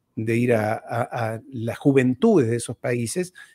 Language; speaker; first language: Spanish; native; Spanish